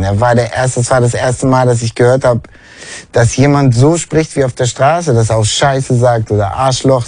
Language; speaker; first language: German; native; German